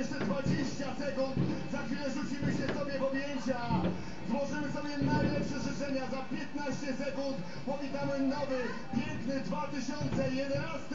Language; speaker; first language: Polish; native; Polish